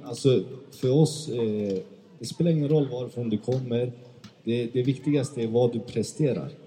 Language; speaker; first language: Swedish; early bilingual, other home language; Turkish